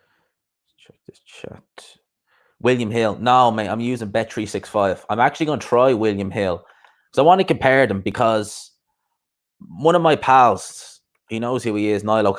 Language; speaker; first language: English; native; English